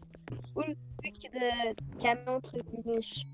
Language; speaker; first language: French; native; French